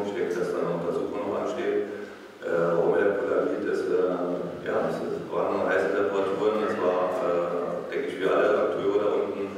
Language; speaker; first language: German; native; German